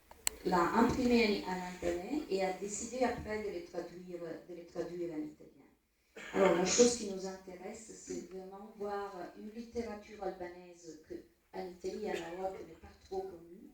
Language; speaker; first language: French; non-native, fluent; Italian